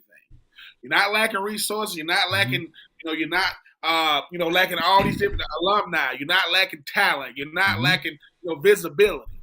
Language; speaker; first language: English; native; English